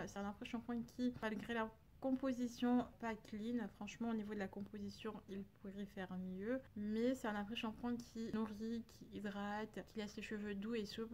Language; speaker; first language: French; native; French